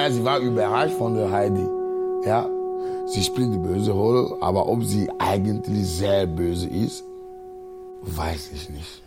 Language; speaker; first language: German; non-native, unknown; Ewe